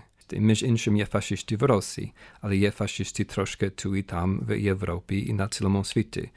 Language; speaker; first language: Ukrainian; non-native, fluent; English